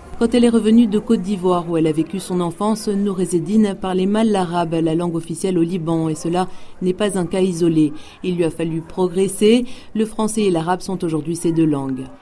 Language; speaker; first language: French; native; French